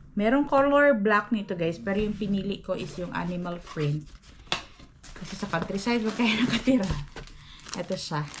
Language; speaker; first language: Filipino; non-native, local second language; Cebuano